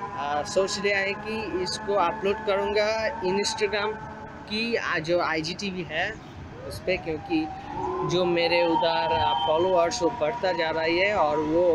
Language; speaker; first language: Hindi; non-native, learner; Bangla